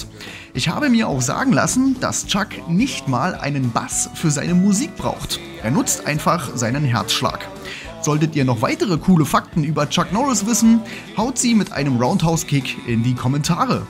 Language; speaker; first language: German; native; German